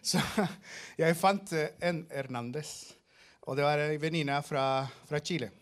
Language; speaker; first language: Norwegian; non-native, fluent; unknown